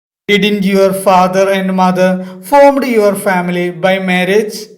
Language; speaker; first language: English; non-native, local second language; Malayalam